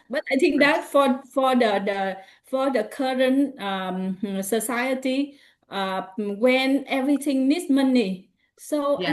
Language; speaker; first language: English; non-native, learner; Vietnamese